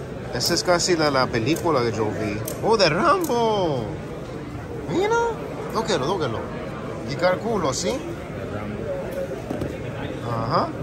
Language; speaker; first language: Spanish; early bilingual, heritage; English